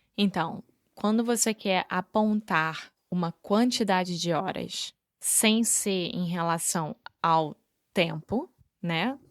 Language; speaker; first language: Portuguese; native; Portuguese